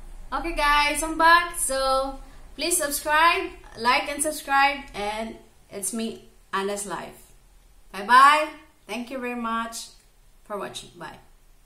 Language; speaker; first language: English; non-native, local second language; Filipino